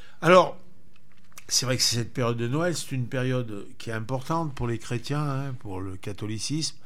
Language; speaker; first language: French; native; French